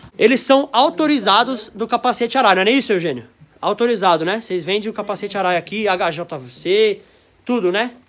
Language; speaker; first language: Portuguese; native; Portuguese